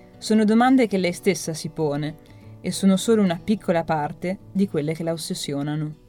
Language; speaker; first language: Italian; native; Italian